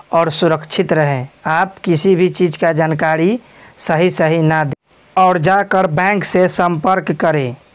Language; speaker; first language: Hindi; native; Hindi